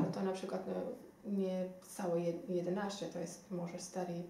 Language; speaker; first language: Polish; non-native, learner; Xhosa